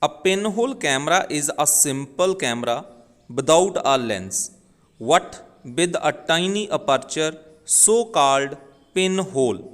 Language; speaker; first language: English; non-native, local second language; Punjabi